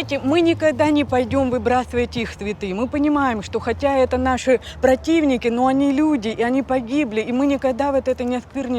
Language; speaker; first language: Russian; native; Russian